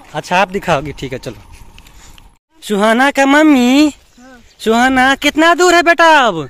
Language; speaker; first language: Hindi; native; Hindi